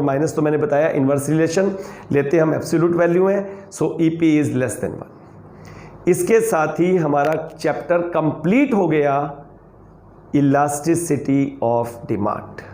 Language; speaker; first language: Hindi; native; Hindi